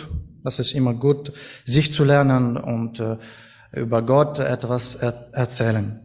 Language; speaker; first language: German; non-native, learner; Ukrainian